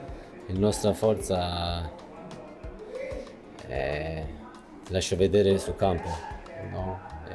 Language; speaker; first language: Italian; non-native, fluent; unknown